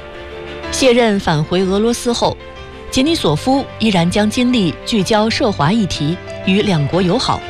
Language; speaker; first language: Chinese; native; Chinese